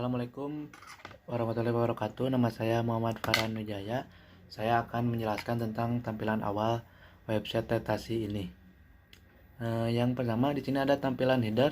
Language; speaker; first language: Indonesian; native; Indonesian